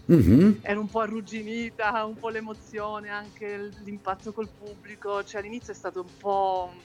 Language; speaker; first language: Italian; native; Italian